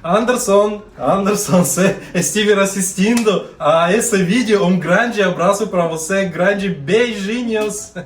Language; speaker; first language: Portuguese; non-native, learner; Russian